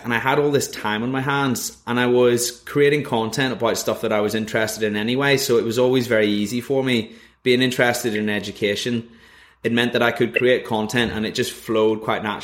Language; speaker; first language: English; native; English